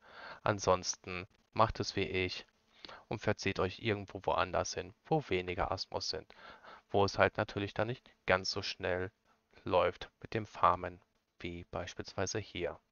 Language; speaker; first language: German; native; German